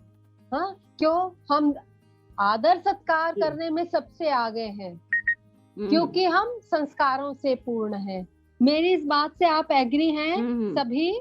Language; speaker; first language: Hindi; native; Hindi